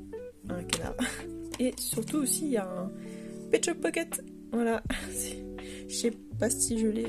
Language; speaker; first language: French; native; French